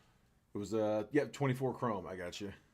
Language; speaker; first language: English; native; English